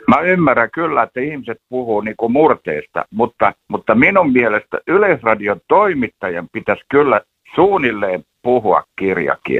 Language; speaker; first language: Finnish; native; Finnish